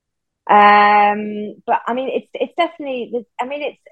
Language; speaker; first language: English; native; English